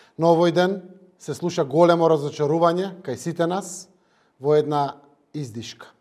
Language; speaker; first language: Macedonian; native; Macedonian